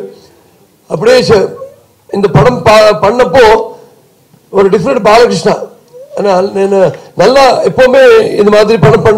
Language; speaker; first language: Tamil; non-native, local second language; Telugu